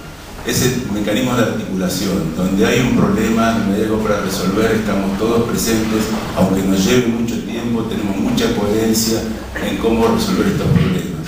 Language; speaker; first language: Spanish; native; Spanish